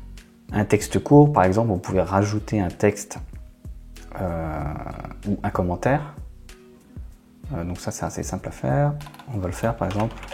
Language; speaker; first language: French; native; French